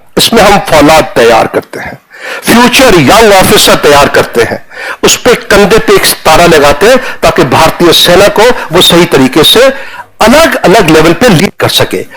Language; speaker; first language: Hindi; non-native, local second language; Punjabi